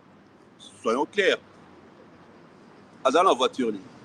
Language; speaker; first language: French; non-native, local second language; Lingala